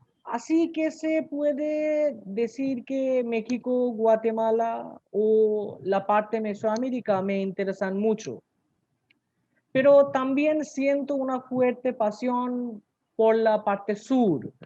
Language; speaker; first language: Spanish; non-native, learner; Bangla